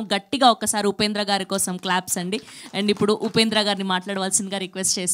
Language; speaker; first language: Telugu; native; Telugu